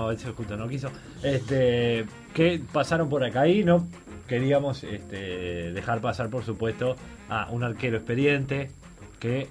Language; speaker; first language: Spanish; native; Spanish